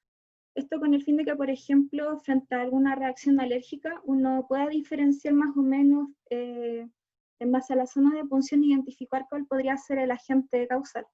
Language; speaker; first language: Spanish; native; Spanish